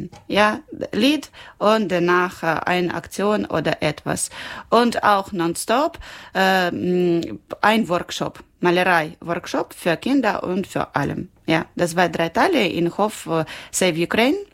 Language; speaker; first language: German; non-native, learner; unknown